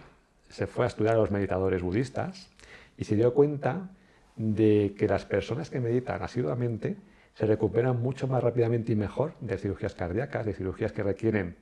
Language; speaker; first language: Spanish; native; Spanish